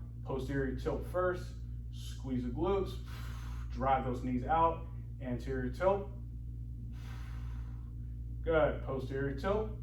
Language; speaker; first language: English; native; English